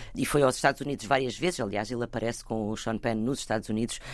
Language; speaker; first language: Portuguese; native; Portuguese